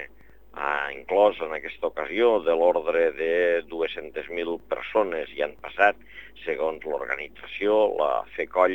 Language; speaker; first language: Catalan; native; Catalan